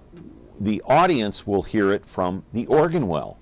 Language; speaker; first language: English; native; English